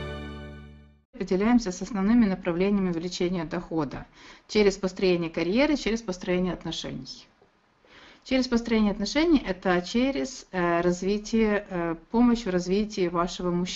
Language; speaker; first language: Russian; native; Russian